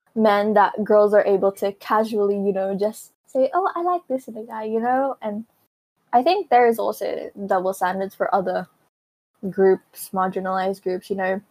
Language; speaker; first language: English; non-native, local second language; Filipino